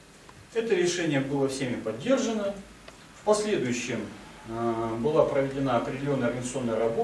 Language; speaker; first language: Russian; native; Russian